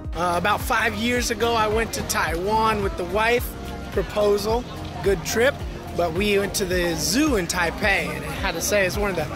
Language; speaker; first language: English; native; English